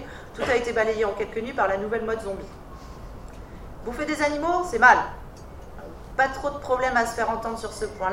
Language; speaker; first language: French; native; French